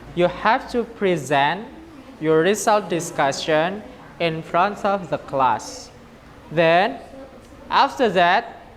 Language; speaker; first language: English; non-native, learner; Indonesian